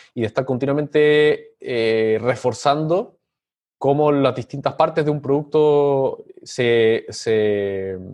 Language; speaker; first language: Spanish; native; Spanish